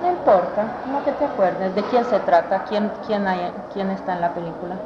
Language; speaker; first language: Spanish; native; Spanish